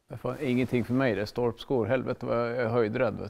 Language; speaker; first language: Swedish; native; Swedish